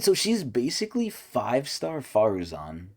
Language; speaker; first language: English; native; English